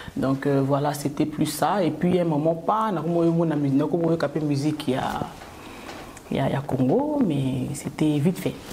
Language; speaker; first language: French; non-native, local second language; Lingala